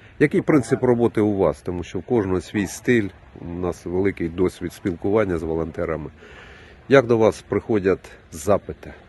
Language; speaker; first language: Ukrainian; native; Ukrainian